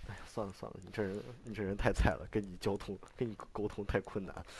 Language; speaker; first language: Chinese; native; Chinese